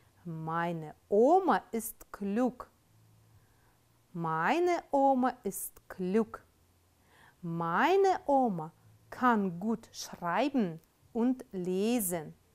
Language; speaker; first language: German; non-native, fluent; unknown